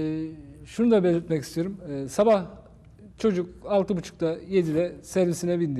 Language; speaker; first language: Turkish; native; Turkish